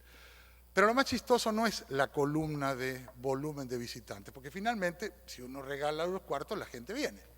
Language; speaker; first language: Spanish; native; Spanish